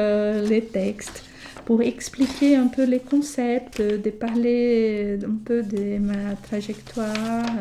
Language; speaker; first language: French; non-native, fluent; Portuguese